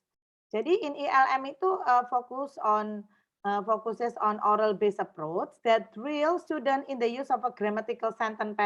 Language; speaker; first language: English; non-native, fluent; Indonesian